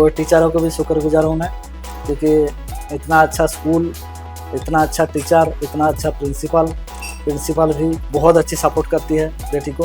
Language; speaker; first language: Hindi; non-native, local second language; Bangla